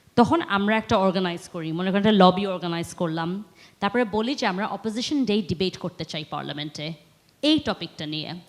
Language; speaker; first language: Bangla; early bilingual, heritage; Bangla